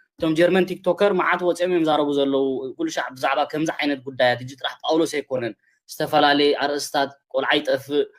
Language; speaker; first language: Tigrinya; early bilingual, heritage; Tigrinya